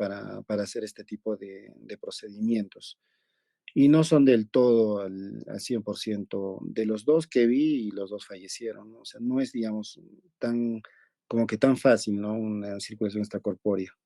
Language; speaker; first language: Spanish; native; Spanish